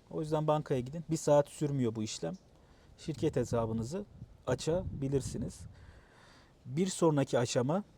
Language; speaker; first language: Turkish; native; Turkish